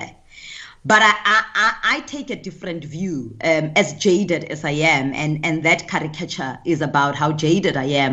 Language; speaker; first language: English; non-native, local second language; Tswana